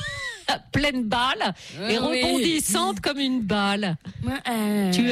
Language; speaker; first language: French; native; French